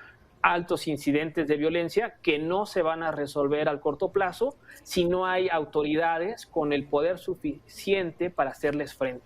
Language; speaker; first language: Spanish; native; Spanish